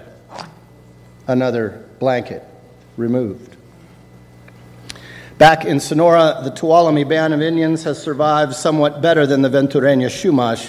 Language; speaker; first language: English; native; English